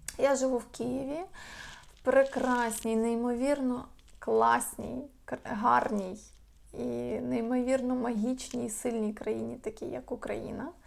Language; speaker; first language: Ukrainian; non-native, local second language; Russian